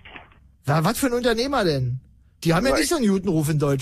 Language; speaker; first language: German; native; German